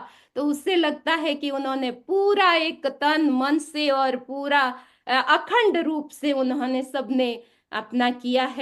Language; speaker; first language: Hindi; native; Hindi